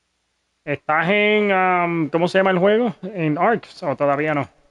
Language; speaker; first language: Spanish; early bilingual, heritage; Spanish